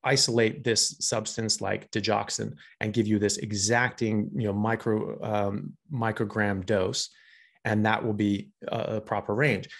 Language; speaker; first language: English; native; English